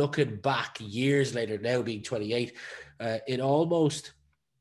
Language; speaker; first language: English; native; English